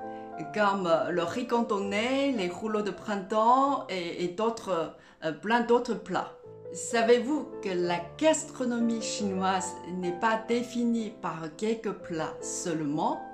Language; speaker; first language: French; non-native, fluent; Chinese